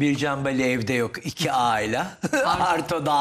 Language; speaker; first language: Turkish; native; Turkish